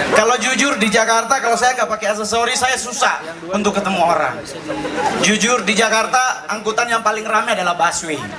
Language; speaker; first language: Indonesian; native; Indonesian